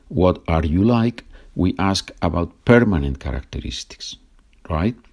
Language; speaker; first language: English; non-native, fluent; Spanish